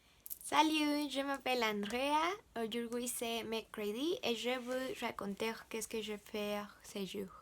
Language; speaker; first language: French; non-native, learner; Spanish